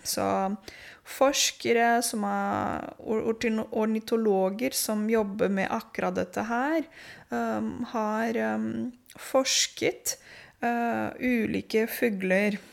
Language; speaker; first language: Norwegian; non-native, fluent; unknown